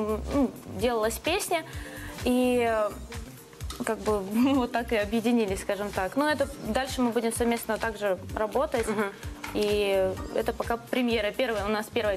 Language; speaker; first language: Russian; native; Russian